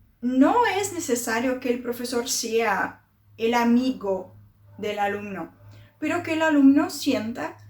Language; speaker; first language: Spanish; non-native, fluent; Portuguese